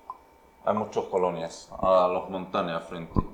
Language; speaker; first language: Spanish; non-native, learner; Arabic